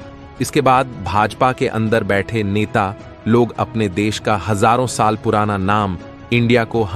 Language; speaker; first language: Hindi; native; Hindi